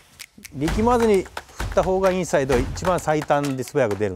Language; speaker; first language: Japanese; native; Japanese